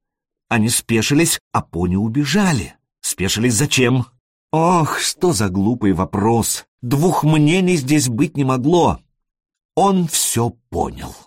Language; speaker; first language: Russian; native; Russian